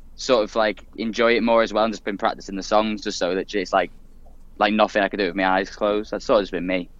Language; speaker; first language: English; native; English